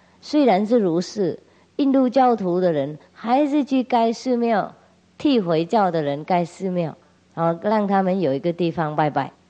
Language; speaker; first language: Chinese; non-native, fluent; Vietnamese